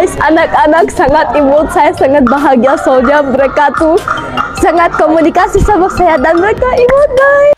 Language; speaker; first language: Indonesian; non-native, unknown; German